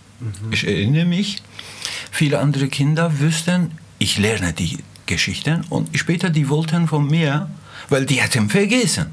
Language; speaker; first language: German; non-native, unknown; Azerbaijani